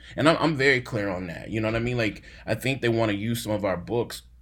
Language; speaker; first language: English; native; English